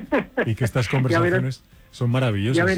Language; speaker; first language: Spanish; native; Spanish